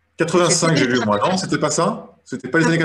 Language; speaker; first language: French; native; French